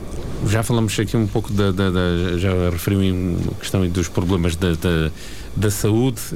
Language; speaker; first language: Portuguese; native; Portuguese